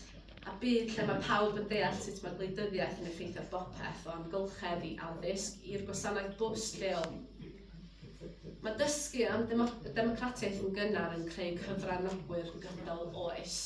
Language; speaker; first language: Welsh; native; Welsh